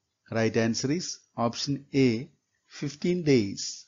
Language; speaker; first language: English; non-native, local second language; Malayalam